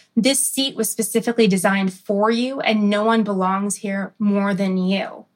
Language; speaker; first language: English; early bilingual, other home language; Arabic